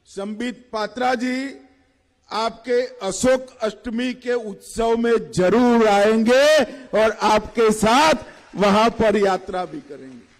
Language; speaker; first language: Hindi; native; Hindi